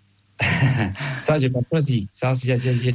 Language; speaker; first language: French; non-native, fluent; Spanish